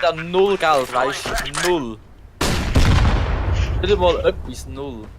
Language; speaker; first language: German; native; German